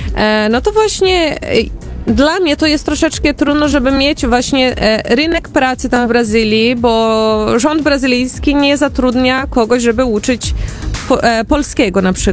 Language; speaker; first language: Polish; early bilingual, heritage; Portuguese